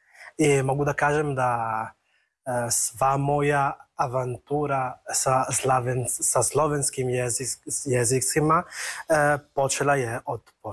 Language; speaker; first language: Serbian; non-native, fluent; Italian